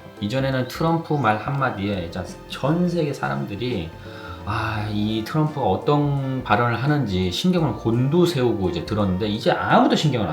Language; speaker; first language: Korean; native; Korean